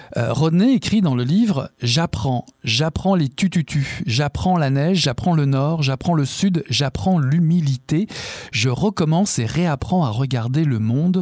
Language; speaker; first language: French; native; French